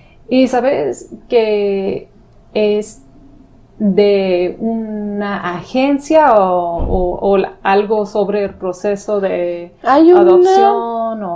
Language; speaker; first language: Spanish; non-native, fluent; English